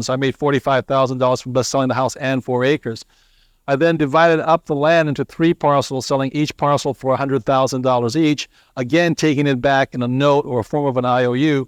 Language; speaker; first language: English; native; English